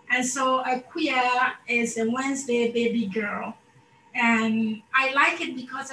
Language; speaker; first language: English; non-native, local second language; Akan